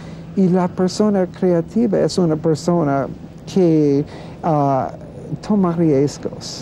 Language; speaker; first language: Spanish; non-native, fluent; English